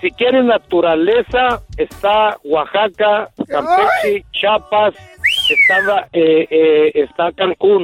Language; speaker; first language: Spanish; native; Spanish